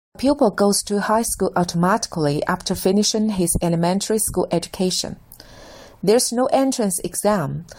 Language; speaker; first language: English; non-native, fluent; Chinese